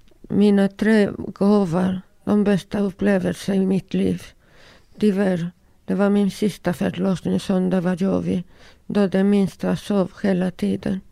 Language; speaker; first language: Swedish; non-native, learner; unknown